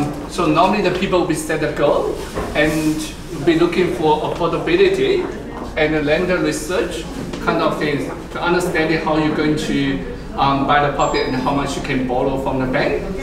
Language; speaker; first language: English; non-native, fluent; Chinese